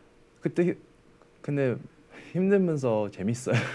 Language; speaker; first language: Korean; early bilingual, heritage; English